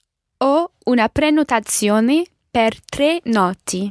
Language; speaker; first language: Italian; non-native, learner; English